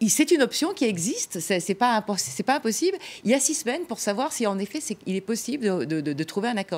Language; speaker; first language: French; native; French